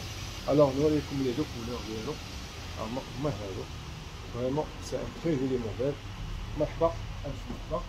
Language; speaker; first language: Arabic; native; Arabic